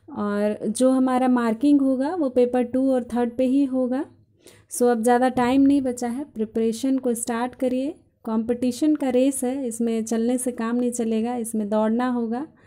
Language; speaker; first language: Hindi; native; Hindi